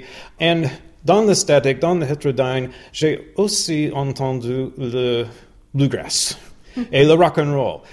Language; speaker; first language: French; non-native, learner; English